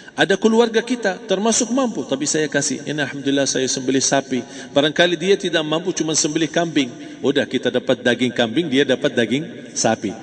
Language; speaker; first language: Malay; non-native, fluent; Arabic